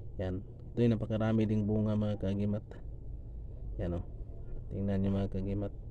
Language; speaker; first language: Filipino; non-native, local second language; Cebuano